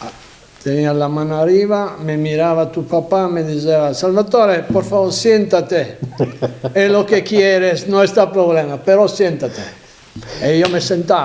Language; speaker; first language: Spanish; non-native, learner; Italian